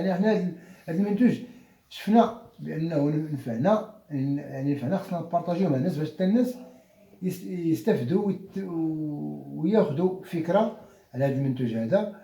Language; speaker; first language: Arabic; native; Arabic